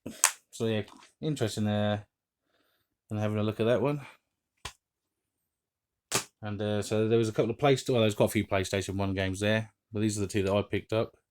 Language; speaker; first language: English; native; English